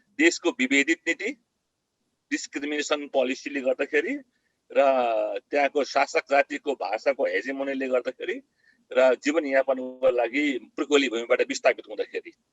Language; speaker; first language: Nepali; non-native, local second language; Eastern Tamang